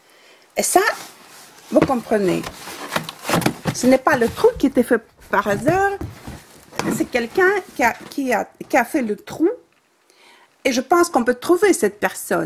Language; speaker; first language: French; non-native, fluent; Russian